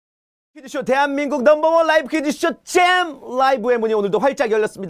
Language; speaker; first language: Korean; native; Korean